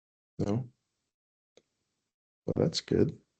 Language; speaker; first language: English; non-native, fluent; Thai